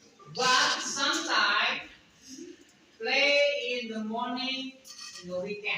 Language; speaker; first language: English; non-native, learner; Indonesian